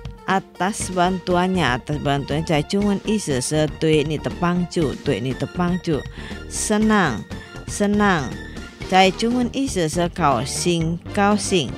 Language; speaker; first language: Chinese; non-native, learner; Indonesian